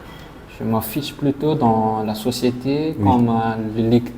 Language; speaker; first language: French; non-native, local second language; Malagasy